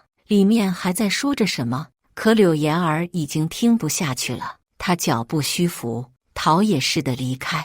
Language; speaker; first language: Chinese; native; Chinese